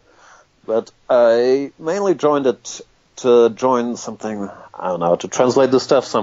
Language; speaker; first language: English; non-native, fluent; German